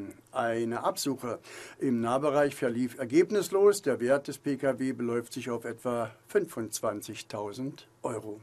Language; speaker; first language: German; native; German